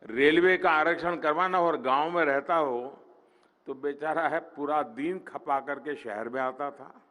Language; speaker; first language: Hindi; non-native, local second language; Gujarati